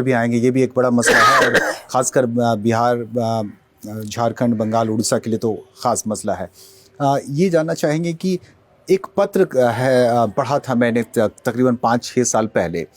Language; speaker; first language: Hindi; native; Hindi